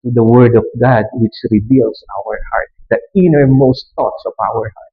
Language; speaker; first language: English; non-native, local second language; Filipino